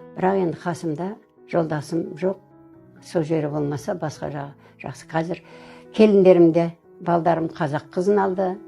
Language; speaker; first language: Kazakh; early bilingual, other home language; Russian